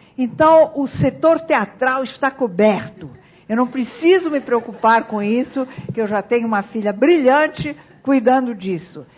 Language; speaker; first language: Portuguese; early bilingual, other home language; Italian